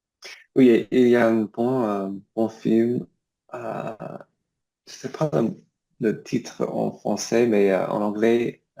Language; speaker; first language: French; non-native, learner; English